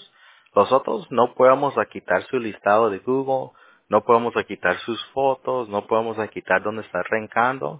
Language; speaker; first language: Spanish; early bilingual, heritage; Spanish